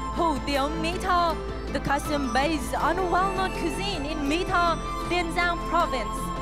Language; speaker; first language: English; non-native, fluent; Vietnamese